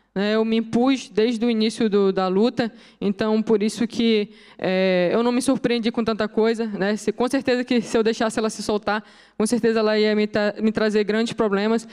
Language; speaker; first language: Portuguese; native; Portuguese